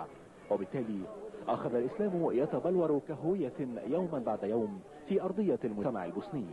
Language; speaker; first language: Arabic; native; Arabic